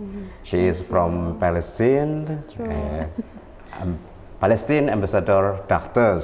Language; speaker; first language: English; non-native, learner; Indonesian